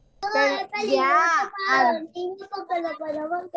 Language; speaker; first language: Spanish; native; Spanish